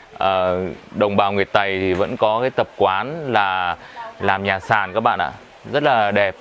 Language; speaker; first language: Vietnamese; native; Vietnamese